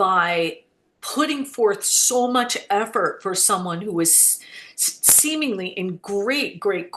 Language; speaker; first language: English; native; English